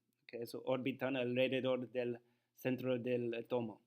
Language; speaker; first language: Spanish; non-native, learner; English